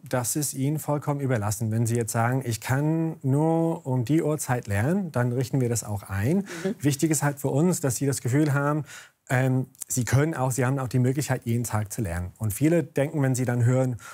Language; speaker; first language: German; non-native, fluent; English